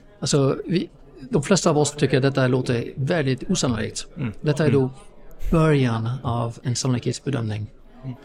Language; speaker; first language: Swedish; non-native, fluent; English